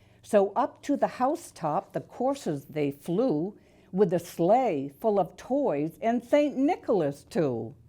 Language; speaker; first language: English; native; English